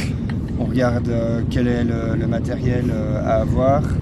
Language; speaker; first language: French; native; French